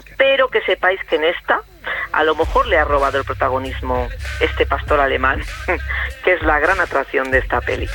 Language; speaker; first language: Spanish; native; Spanish